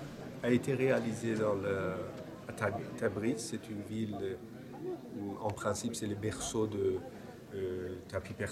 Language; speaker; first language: French; non-native, fluent; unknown